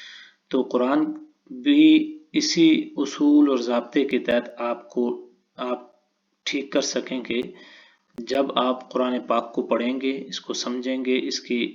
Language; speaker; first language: Urdu; native; Urdu